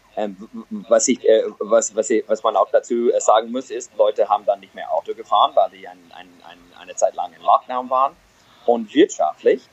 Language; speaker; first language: German; non-native, fluent; English